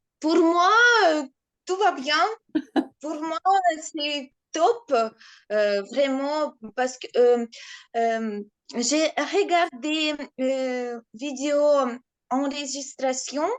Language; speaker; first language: French; non-native, learner; Ukrainian